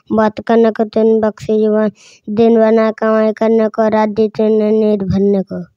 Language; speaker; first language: Hindi; native; Hindi